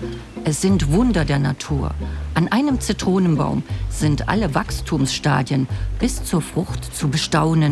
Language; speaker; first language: German; native; German